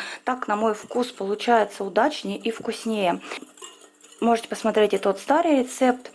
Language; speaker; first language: Russian; native; Russian